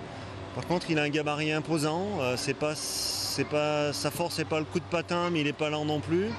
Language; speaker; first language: French; native; French